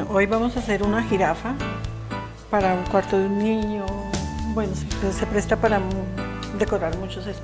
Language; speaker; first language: Spanish; native; Spanish